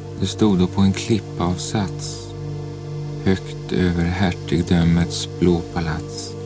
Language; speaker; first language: Swedish; native; Swedish